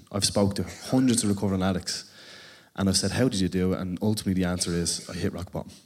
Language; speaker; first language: English; native; English